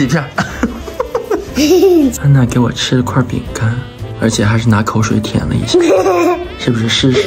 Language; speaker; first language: Chinese; native; Chinese